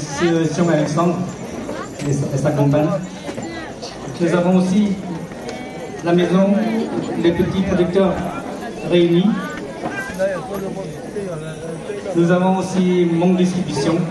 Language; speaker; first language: French; early bilingual, other home language; Hmong